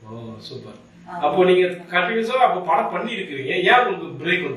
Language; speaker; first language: Tamil; native; Tamil